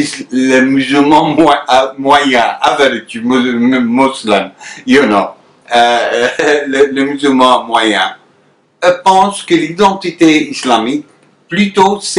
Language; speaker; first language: French; non-native, fluent; Arabic